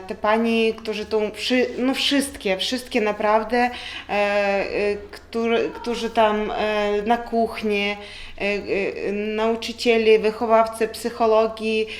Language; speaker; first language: Polish; non-native, learner; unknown